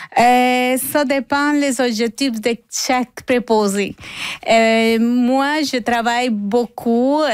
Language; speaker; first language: French; non-native, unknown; Spanish